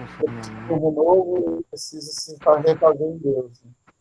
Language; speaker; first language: Portuguese; native; Portuguese